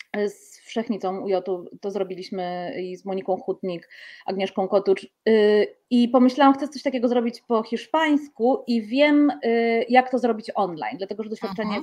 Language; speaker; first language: Polish; native; Polish